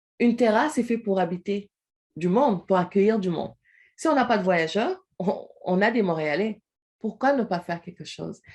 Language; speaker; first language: French; non-native, local second language; Wolof